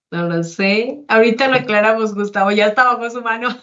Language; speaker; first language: Spanish; native; Spanish